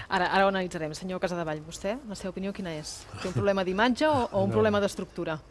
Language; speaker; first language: Catalan; native; Catalan